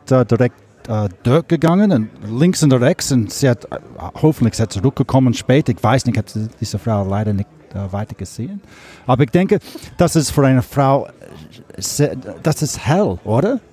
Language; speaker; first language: German; non-native, learner; English